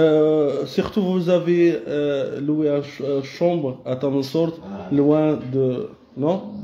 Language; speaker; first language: French; non-native, local second language; Arabic